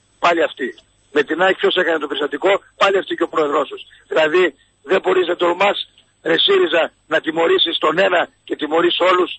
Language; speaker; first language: Greek; native; Greek